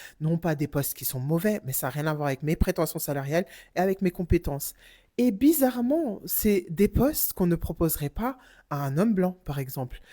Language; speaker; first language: French; non-native, fluent; German